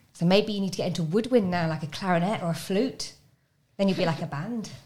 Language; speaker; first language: English; native; English